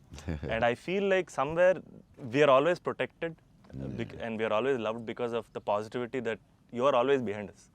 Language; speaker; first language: Telugu; native; Telugu